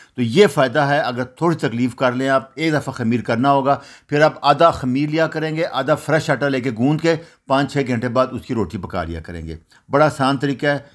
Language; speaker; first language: Urdu; non-native, local second language; Punjabi